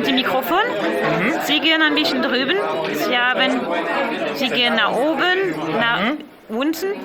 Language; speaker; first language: German; non-native, learner; French